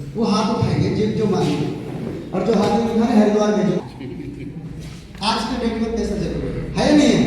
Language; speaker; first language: Hindi; native; Hindi